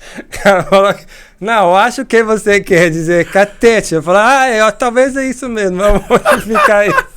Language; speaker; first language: Portuguese; non-native, fluent; English